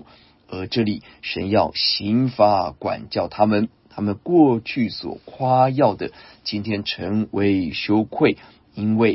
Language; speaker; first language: Chinese; native; Chinese